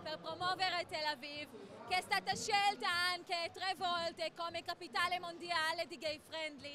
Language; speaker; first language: Italian; non-native, fluent; Hebrew